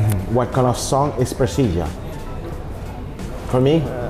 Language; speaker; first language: English; non-native, fluent; Indonesian